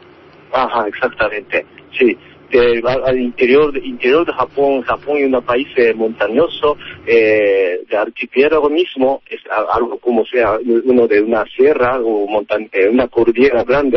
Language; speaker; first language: Spanish; non-native, learner; Japanese